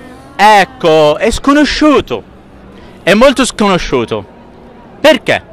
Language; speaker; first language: Italian; non-native, fluent; Arabic